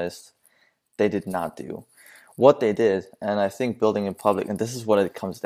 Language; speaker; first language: English; non-native, fluent; German